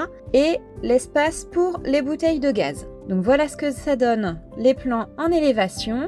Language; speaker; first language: French; native; French